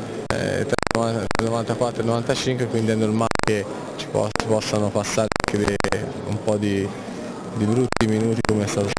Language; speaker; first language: Italian; native; Italian